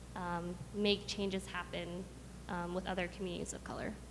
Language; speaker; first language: English; early bilingual, other home language; Khmer